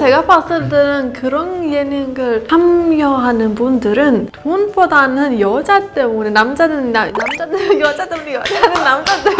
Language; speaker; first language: Korean; non-native, learner; Persian